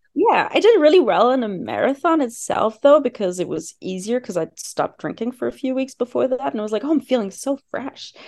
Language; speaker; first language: English; non-native, fluent; German